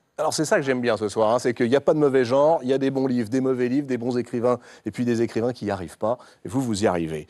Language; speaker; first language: French; native; French